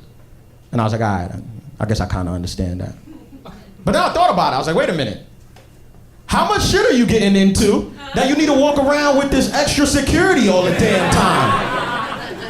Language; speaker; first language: English; native; English